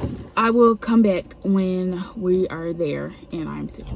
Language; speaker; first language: English; native; English